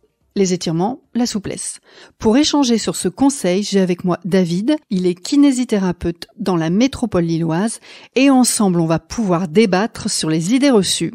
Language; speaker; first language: French; native; French